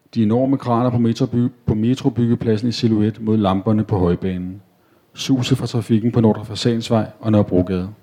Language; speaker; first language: Danish; native; Danish